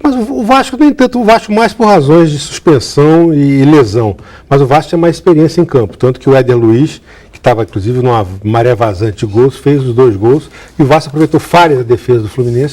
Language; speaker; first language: Portuguese; native; Portuguese